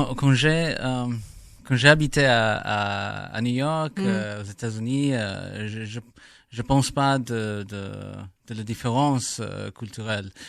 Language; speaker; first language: French; non-native, learner; English